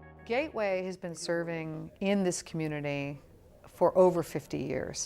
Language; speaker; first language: English; native; English